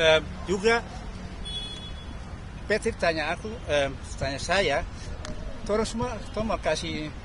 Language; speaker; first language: Indonesian; early bilingual, heritage; Indonesian